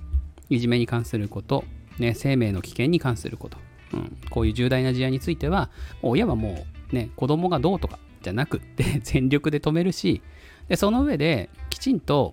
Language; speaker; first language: Japanese; native; Japanese